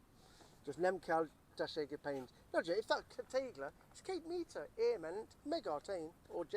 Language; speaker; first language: Hungarian; early bilingual, heritage; English